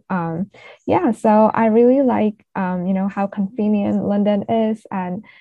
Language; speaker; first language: English; non-native, local second language; Cantonese